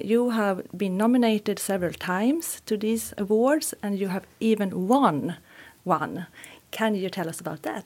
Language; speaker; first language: English; non-native, fluent; Swedish